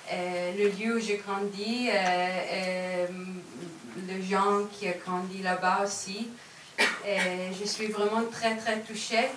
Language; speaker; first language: French; non-native, fluent; Hebrew